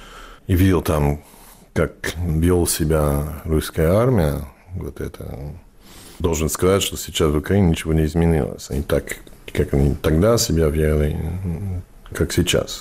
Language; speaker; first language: Russian; non-native, fluent; English